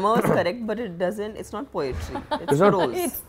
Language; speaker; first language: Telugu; non-native, local second language; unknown